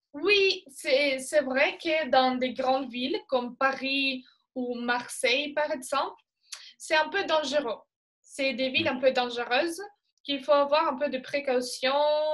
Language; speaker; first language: French; non-native, fluent; Spanish